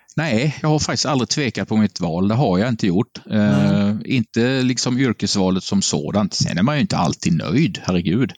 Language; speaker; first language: Swedish; native; Swedish